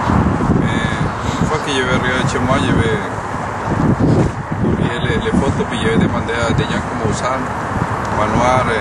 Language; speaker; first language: French; non-native, learner; Spanish